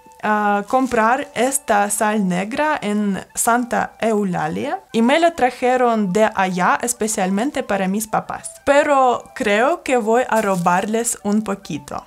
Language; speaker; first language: Spanish; non-native, fluent; Russian